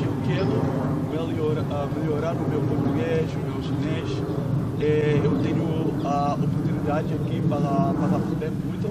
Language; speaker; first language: Portuguese; non-native, learner; Dutch